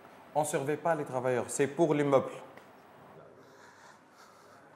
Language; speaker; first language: French; non-native, local second language; Arabic